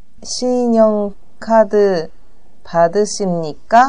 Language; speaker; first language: Korean; non-native, learner; Japanese